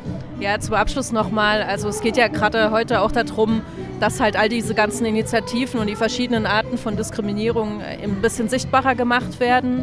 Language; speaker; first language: German; native; German